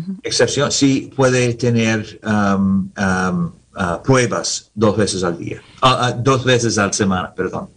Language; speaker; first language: Spanish; non-native, learner; English